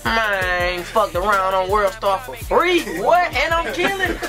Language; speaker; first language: English; native; English